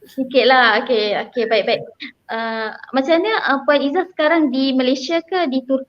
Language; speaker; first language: Malay; native; Malay